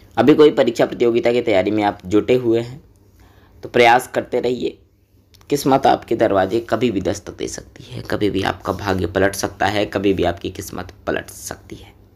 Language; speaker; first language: Hindi; native; Hindi